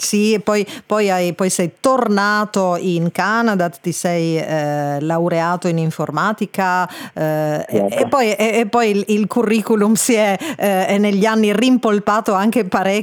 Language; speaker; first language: Italian; native; Italian